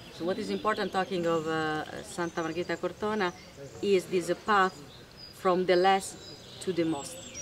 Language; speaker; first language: English; non-native, fluent; Italian